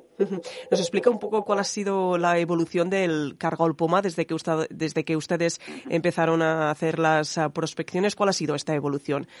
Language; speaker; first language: Spanish; non-native, local second language; Catalan